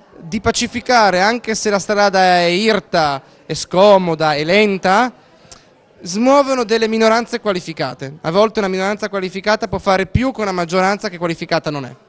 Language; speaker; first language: Italian; native; Italian